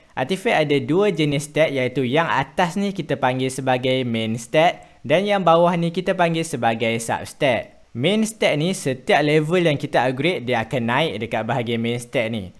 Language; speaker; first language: Malay; native; Malay